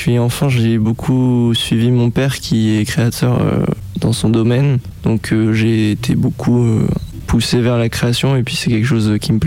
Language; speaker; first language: French; native; French